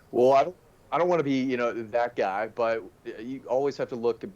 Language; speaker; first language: English; native; English